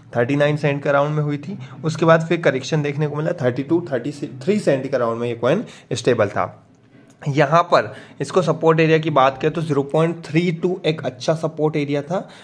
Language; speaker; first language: Hindi; native; Hindi